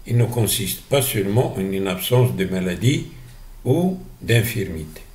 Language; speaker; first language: French; non-native, local second language; Arabic